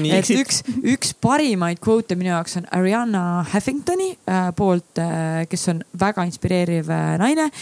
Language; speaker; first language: Estonian; native; Estonian